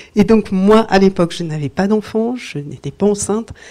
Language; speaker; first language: French; native; French